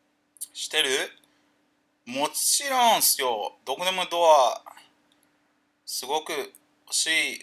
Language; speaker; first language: Japanese; non-native, learner; English